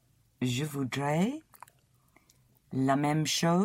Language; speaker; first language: French; non-native, learner; English